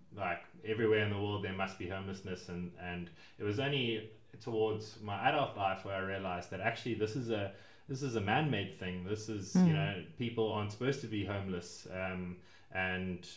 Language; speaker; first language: English; native; English